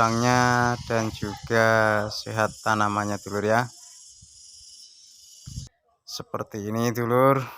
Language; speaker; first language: Indonesian; non-native, local second language; Javanese